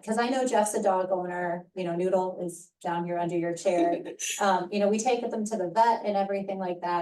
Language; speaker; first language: English; native; English